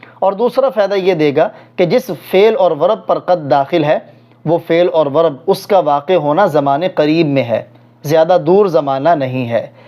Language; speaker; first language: Urdu; non-native, local second language; Punjabi